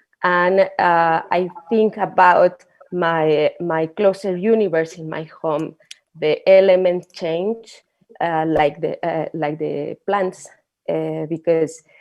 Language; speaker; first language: English; non-native, learner; Spanish